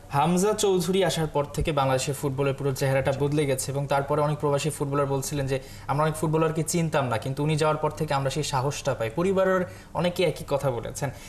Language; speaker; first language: Bangla; native; Bangla